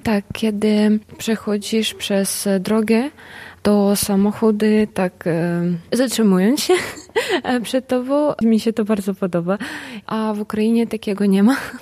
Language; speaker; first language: Polish; non-native, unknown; Ukrainian